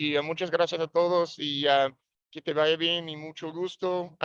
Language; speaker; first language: Spanish; non-native, learner; English